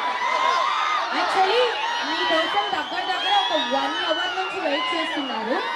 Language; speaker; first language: Telugu; native; Telugu